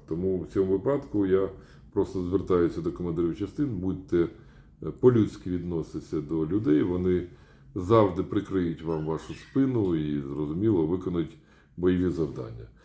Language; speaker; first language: Ukrainian; native; Ukrainian